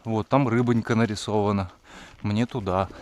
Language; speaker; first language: Russian; native; Russian